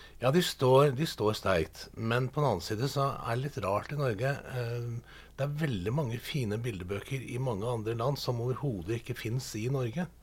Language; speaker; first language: Norwegian; native; Norwegian